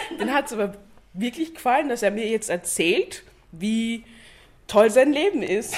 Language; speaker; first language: German; non-native, fluent; English